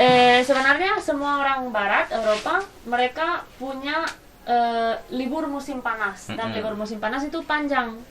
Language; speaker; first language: Indonesian; non-native, fluent; Spanish